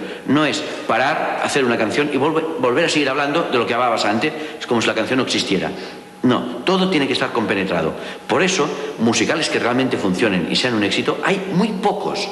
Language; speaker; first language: Spanish; native; Spanish